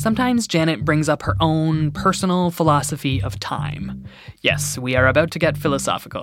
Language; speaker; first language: English; native; English